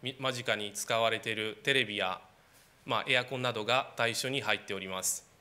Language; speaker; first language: Japanese; non-native, fluent; Romanian